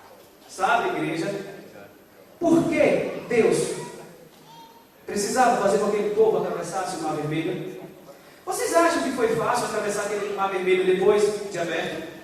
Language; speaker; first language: Portuguese; native; Portuguese